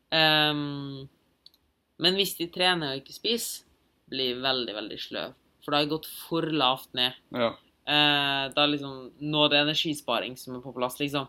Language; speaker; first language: Norwegian; non-native, fluent; German